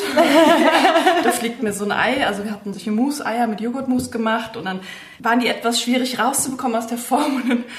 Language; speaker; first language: German; native; German